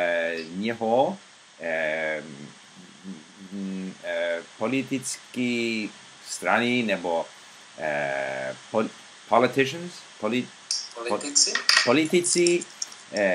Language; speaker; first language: Czech; non-native, learner; English